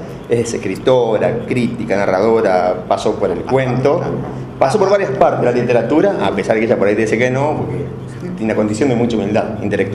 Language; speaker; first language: Spanish; native; Spanish